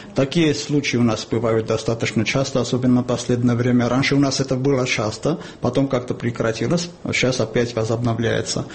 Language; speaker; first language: Russian; non-native, local second language; Armenian